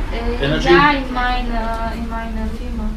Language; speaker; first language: German; non-native, learner; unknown